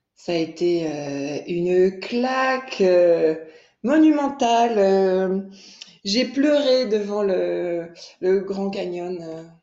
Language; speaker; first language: French; native; French